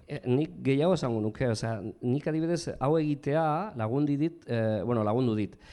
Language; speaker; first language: Basque; non-native, local second language; Spanish